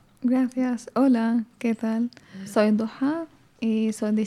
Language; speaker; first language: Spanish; non-native, learner; Arabic